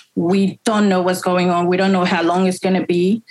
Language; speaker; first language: English; native; English